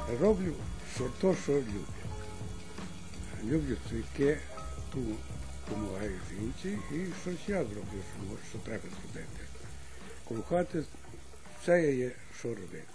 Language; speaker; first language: Ukrainian; early bilingual, heritage; Ukrainian